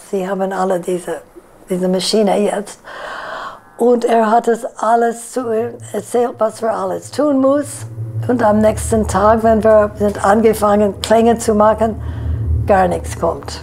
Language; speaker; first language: German; non-native, fluent; English